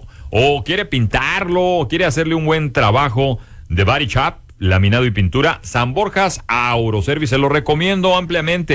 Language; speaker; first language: Spanish; native; Spanish